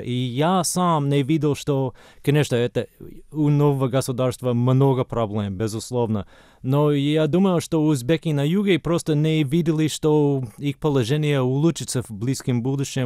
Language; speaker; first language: Russian; non-native, fluent; English